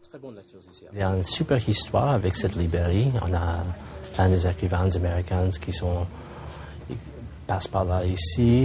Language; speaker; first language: French; non-native, fluent; English